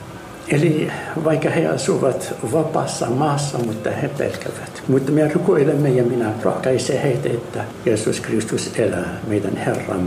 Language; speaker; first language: Finnish; non-native, learner; Arabic